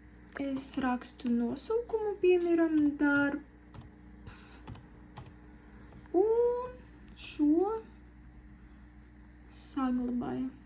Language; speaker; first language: Latvian; non-native, learner; Russian